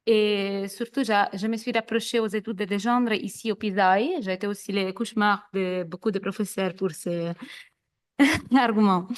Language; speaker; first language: French; non-native, fluent; Italian